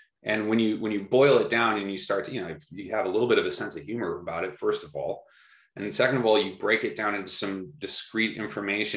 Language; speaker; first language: English; native; English